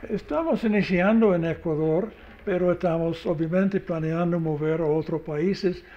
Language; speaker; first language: Spanish; non-native, learner; English